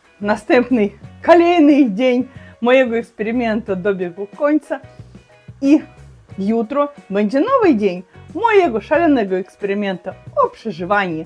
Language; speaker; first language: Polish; non-native, learner; Russian